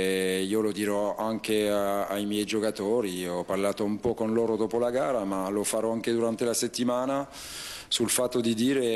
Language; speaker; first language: Italian; non-native, fluent; French